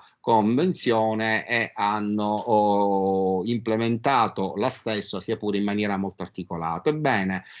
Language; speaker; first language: Italian; native; Italian